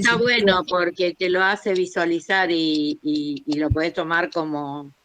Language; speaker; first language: Spanish; native; Spanish